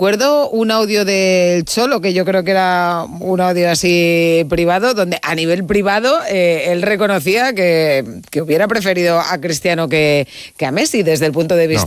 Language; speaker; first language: Spanish; native; Spanish